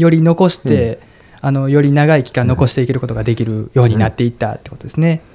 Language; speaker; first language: Japanese; native; Japanese